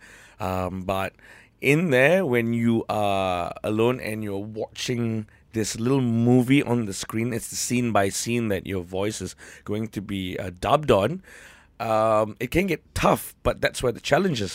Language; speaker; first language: English; native; English